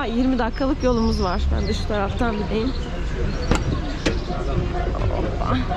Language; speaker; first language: Turkish; native; Turkish